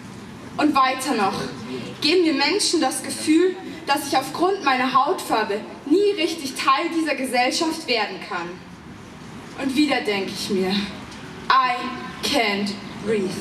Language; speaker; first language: German; native; German